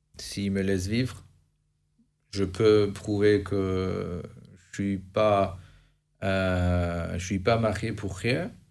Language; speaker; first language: French; non-native, fluent; Albanian